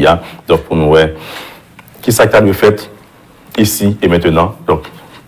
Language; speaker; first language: French; non-native, local second language; Haitian Creole